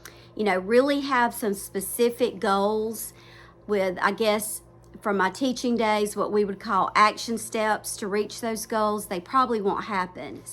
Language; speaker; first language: English; native; English